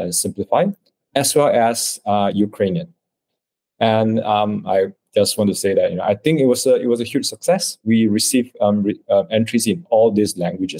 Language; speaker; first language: English; non-native, local second language; Chinese